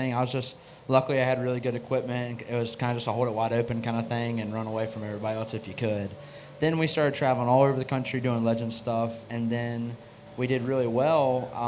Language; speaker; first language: English; native; English